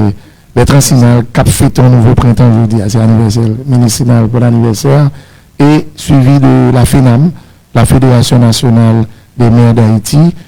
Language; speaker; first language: Haitian Creole; native; Haitian Creole